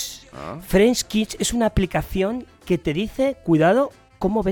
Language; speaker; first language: Spanish; native; Spanish